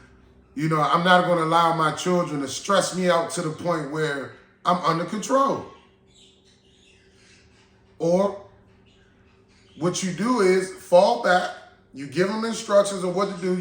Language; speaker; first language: English; native; English